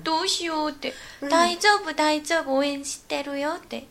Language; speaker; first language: Japanese; non-native, fluent; Korean